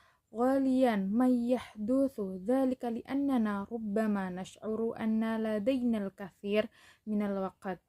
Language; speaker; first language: Arabic; non-native, learner; Indonesian